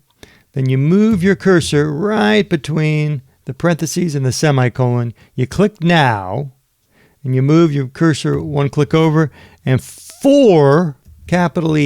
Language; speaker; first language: English; native; English